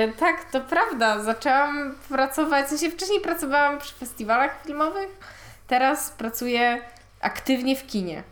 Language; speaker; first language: Polish; native; Polish